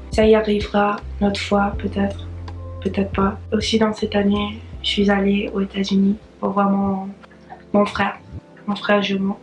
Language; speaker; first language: French; non-native, fluent; English